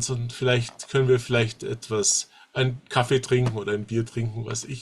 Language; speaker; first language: German; early bilingual, heritage; German